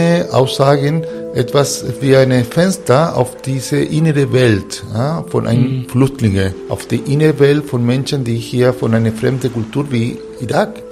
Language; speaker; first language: German; non-native, fluent; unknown